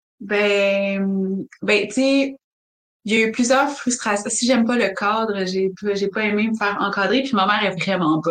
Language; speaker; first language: French; native; French